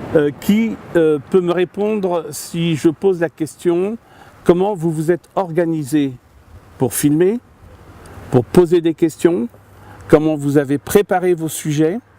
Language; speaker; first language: French; native; French